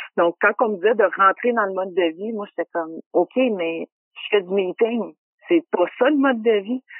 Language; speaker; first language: French; native; French